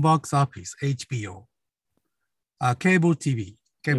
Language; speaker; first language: English; non-native, learner; Japanese